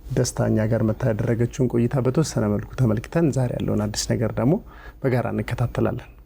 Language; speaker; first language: Amharic; native; Amharic